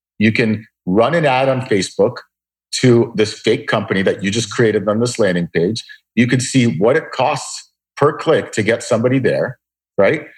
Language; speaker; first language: English; early bilingual, other home language; Russian